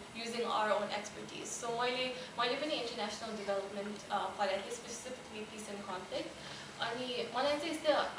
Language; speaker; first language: Nepali; early bilingual, heritage; Nepali